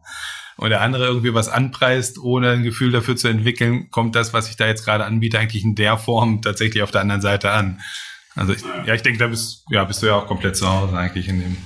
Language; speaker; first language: German; native; German